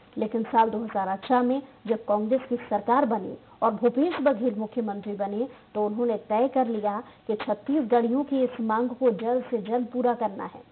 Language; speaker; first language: Hindi; native; Hindi